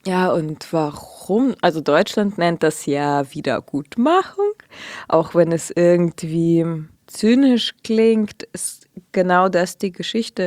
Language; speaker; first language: German; early bilingual, other home language; Russian